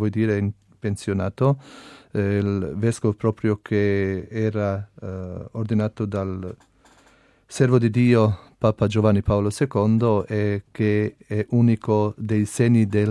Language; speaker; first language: Italian; non-native, fluent; Albanian